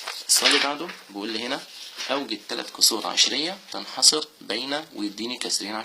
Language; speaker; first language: Arabic; native; Arabic